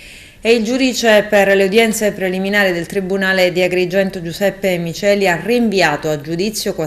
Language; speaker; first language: Italian; native; Italian